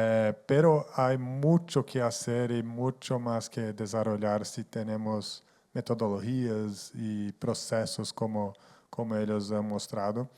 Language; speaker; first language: Spanish; non-native, fluent; Portuguese